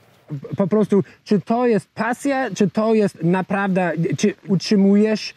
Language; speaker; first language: Polish; non-native, learner; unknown